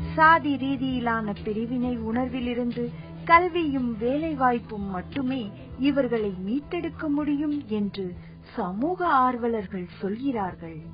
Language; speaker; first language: Tamil; native; Tamil